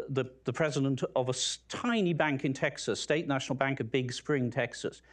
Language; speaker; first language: English; native; English